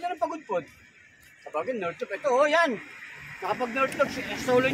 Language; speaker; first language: Filipino; native; Filipino